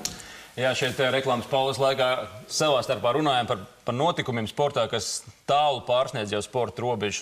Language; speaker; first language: Latvian; native; Latvian